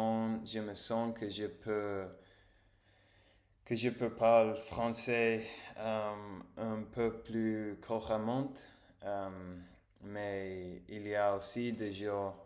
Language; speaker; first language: French; non-native, learner; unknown